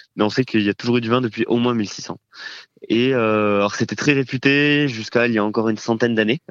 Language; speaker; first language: French; native; French